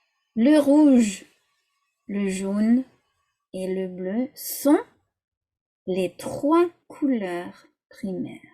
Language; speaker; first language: French; non-native, fluent; English